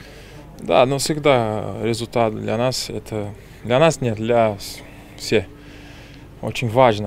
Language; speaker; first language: Russian; non-native, fluent; Portuguese